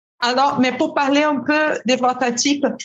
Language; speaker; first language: French; non-native, fluent; Portuguese